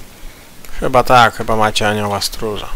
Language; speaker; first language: Polish; native; Polish